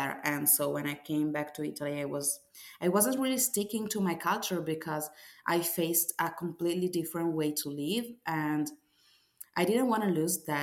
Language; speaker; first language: English; non-native, fluent; Italian